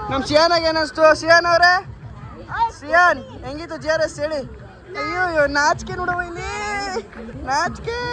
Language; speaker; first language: Kannada; native; Kannada